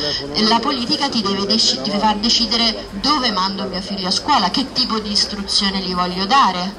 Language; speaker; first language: Italian; native; Italian